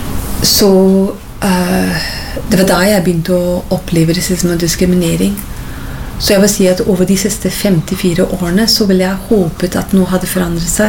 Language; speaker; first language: Norwegian; non-native, fluent; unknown